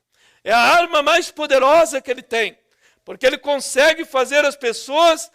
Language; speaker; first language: Portuguese; native; Portuguese